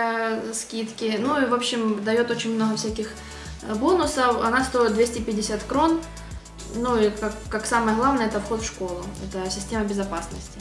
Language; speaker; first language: Russian; native; Russian